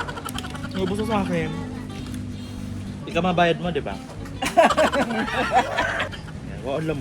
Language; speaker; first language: Filipino; non-native, local second language; Bikol